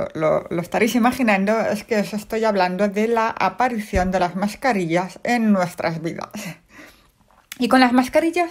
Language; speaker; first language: Spanish; native; Spanish